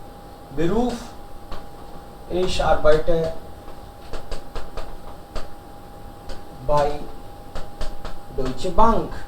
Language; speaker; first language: German; non-native, learner; Hindi